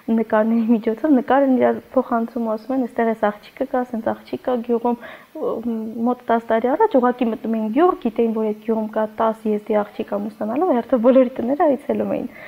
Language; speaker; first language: Armenian; non-native, local second language; Kurdish